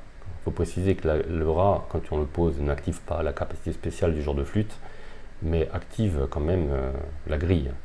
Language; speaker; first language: French; native; French